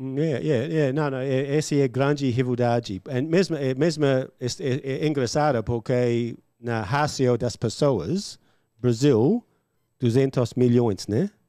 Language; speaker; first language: Portuguese; non-native, learner; English